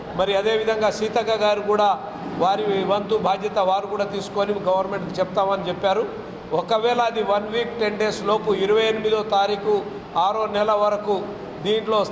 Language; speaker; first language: Telugu; non-native, local second language; Lambadi